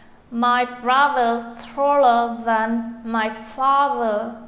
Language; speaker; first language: English; non-native, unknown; Vietnamese